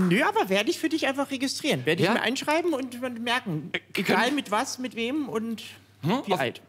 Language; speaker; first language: German; native; German